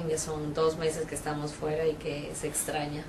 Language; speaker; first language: Spanish; native; Spanish